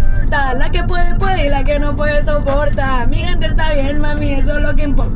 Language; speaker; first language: Spanish; native; Spanish